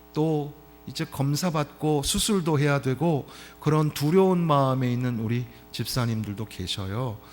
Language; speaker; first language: Korean; native; Korean